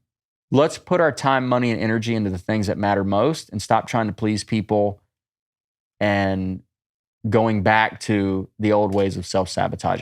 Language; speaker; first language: English; native; English